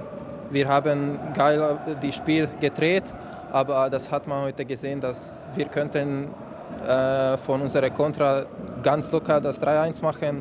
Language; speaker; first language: German; non-native, fluent; Slovak